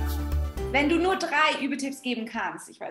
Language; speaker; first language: German; native; German